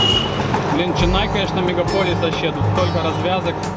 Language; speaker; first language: Russian; native; Russian